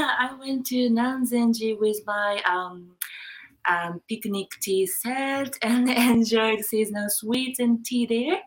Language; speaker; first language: English; non-native, fluent; Japanese